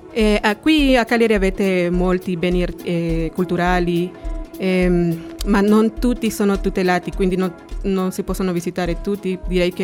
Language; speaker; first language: Italian; non-native, fluent; Spanish